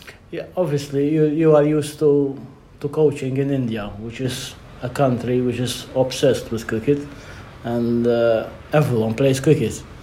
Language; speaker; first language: English; non-native, local second language; Maltese